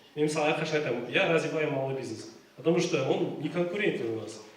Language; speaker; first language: Russian; non-native, local second language; Kazakh